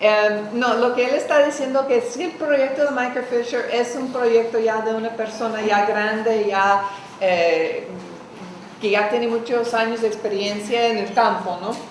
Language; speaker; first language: Spanish; non-native, fluent; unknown